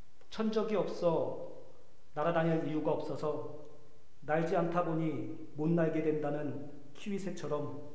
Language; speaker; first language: Korean; native; Korean